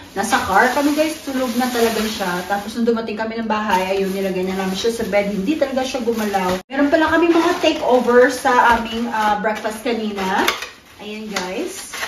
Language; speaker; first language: Filipino; native; Filipino